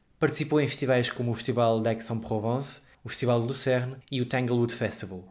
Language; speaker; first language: Portuguese; native; Portuguese